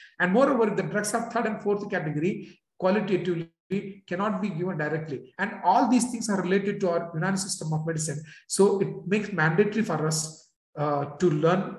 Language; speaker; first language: English; non-native, local second language; Urdu